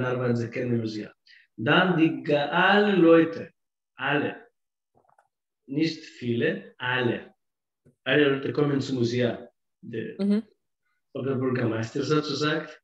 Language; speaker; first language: German; non-native, fluent; Russian